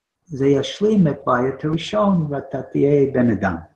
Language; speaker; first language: Hebrew; non-native, fluent; English